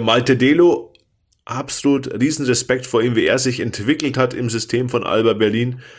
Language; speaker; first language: German; native; German